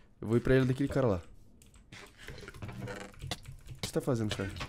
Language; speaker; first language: Portuguese; native; Portuguese